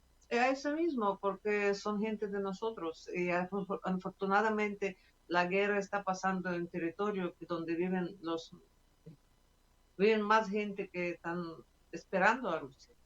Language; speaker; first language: Spanish; non-native, fluent; Russian